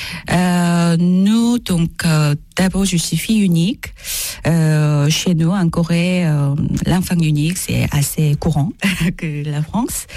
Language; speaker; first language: French; non-native, learner; Korean